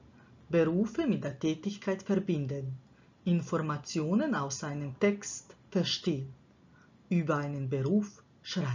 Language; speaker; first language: German; non-native, fluent; Croatian